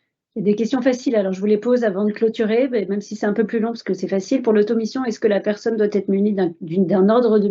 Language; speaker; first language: French; native; French